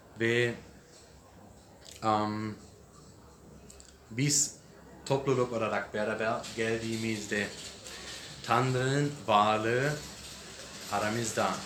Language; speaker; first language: Turkish; non-native, learner; English